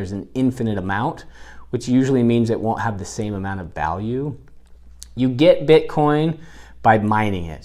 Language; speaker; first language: English; native; English